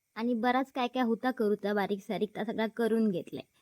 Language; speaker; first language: Marathi; non-native, local second language; Konkani